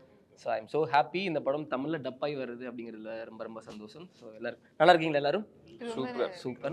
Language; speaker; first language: Tamil; native; Tamil